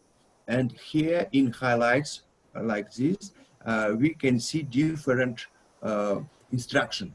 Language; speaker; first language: English; non-native, learner; Russian